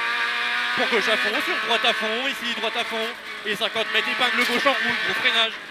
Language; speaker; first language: French; native; French